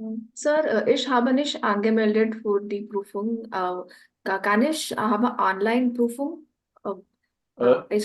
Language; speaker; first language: German; non-native, learner; Marathi